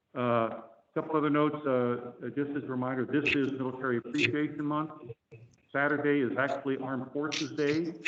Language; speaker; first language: English; native; English